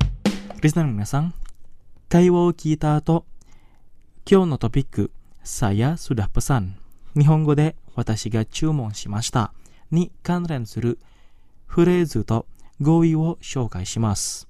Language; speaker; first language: Japanese; non-native, fluent; Indonesian